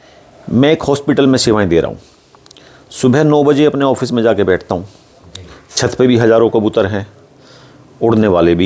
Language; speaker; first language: Hindi; native; Hindi